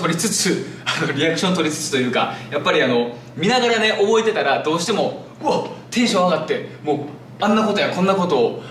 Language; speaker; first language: Japanese; native; Japanese